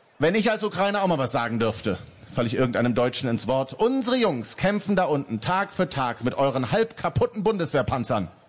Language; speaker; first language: German; native; German